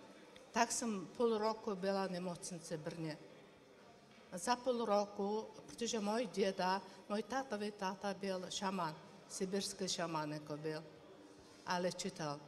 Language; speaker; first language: Czech; non-native, learner; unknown